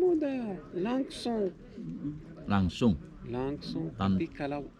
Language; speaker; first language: Indonesian; non-native, learner; Arabic